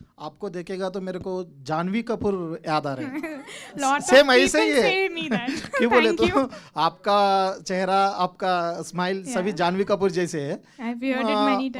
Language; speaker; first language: Hindi; non-native, local second language; Telugu